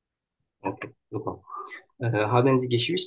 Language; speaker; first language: German; non-native, learner; Turkish